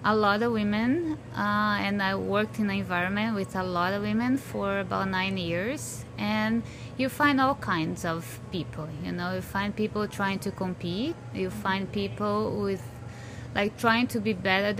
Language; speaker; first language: English; non-native, fluent; Portuguese